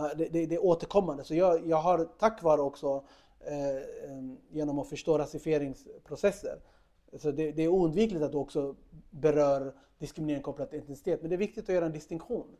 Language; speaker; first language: Swedish; early bilingual, other home language; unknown